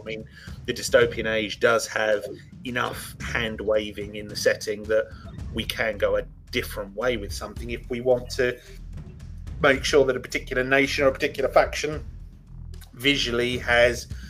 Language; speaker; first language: English; native; English